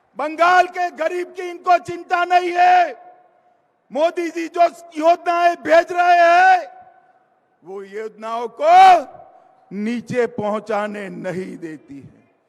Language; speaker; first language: Hindi; non-native, local second language; Gujarati